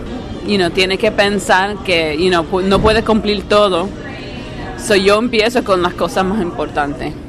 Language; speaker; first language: Spanish; early bilingual, heritage; English